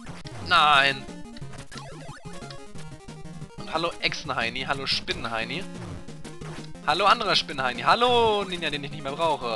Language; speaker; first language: German; native; German